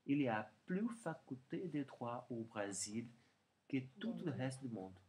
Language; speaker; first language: French; non-native, learner; Portuguese